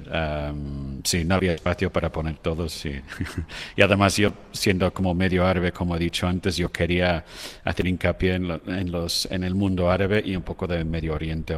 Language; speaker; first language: Spanish; non-native, fluent; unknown